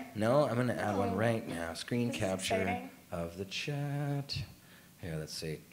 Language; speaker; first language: English; native; English